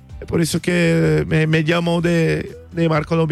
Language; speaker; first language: Portuguese; non-native, learner; Spanish